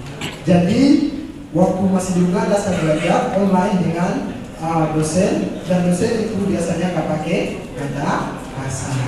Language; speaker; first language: Indonesian; non-native, fluent; Ganda